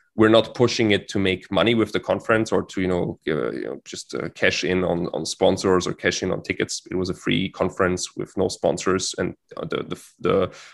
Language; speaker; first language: English; non-native, fluent; German